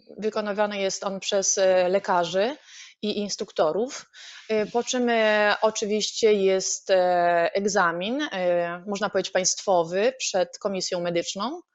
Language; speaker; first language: Polish; native; Polish